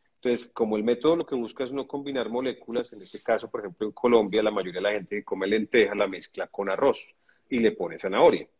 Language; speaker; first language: Spanish; native; Spanish